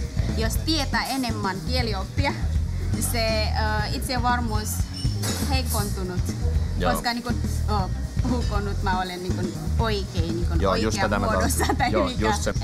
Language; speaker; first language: Finnish; non-native, learner; Indonesian